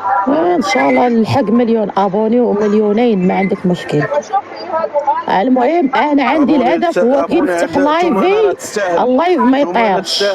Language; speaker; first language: Arabic; native; Arabic